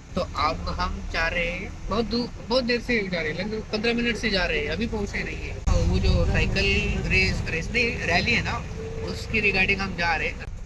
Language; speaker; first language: Hindi; non-native, local second language; Marathi